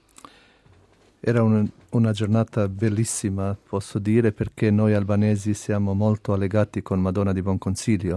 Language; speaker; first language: Italian; non-native, fluent; Albanian